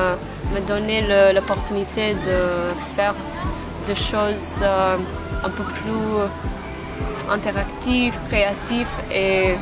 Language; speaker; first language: French; non-native, fluent; Maltese